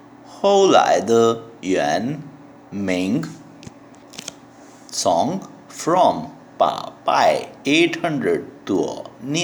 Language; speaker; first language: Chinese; non-native, learner; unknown